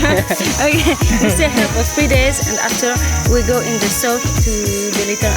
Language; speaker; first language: English; non-native, learner; French